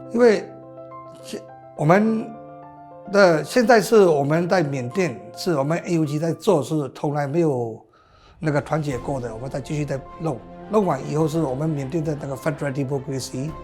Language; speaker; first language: Chinese; non-native, fluent; Burmese